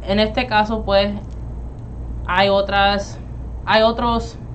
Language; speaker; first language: Spanish; early bilingual, heritage; Spanish